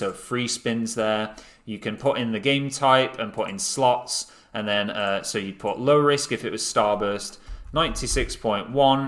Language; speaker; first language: English; native; English